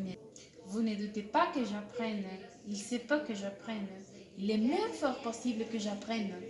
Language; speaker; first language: French; non-native, learner; Spanish